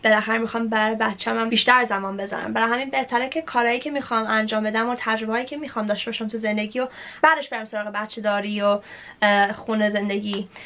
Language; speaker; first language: Persian; early bilingual, heritage; Persian